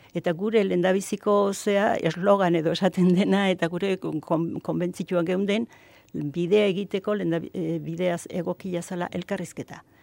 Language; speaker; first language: Basque; native; Basque